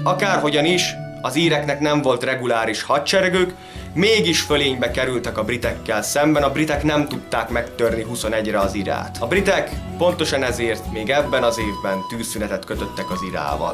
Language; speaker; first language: Hungarian; native; Hungarian